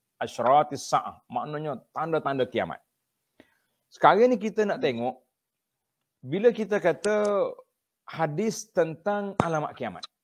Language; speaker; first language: Malay; native; Malay